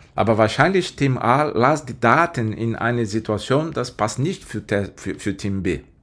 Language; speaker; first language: German; non-native, fluent; Portuguese